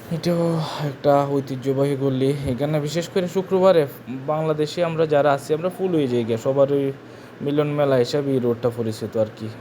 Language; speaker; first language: Bangla; non-native, local second language; Sylheti